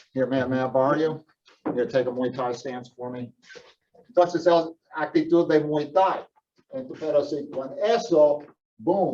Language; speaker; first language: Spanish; non-native, fluent; English